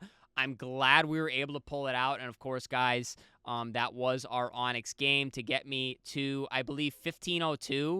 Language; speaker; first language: English; native; English